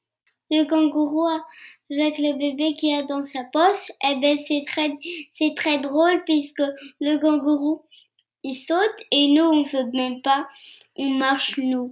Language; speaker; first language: French; early bilingual, heritage; French